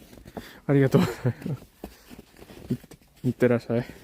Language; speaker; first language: Japanese; non-native, fluent; English